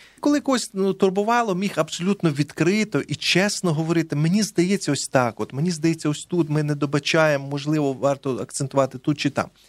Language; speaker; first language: Ukrainian; native; Ukrainian